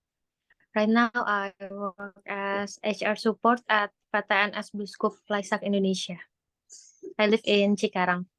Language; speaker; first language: English; non-native, learner; Indonesian